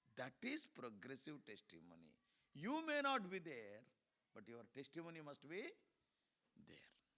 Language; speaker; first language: English; non-native, local second language; Telugu